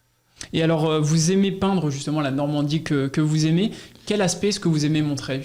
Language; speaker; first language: French; native; French